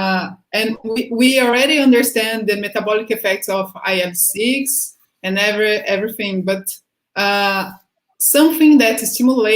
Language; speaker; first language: English; non-native, fluent; Portuguese